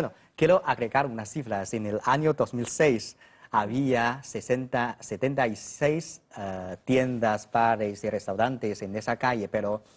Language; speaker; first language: Spanish; non-native, fluent; Chinese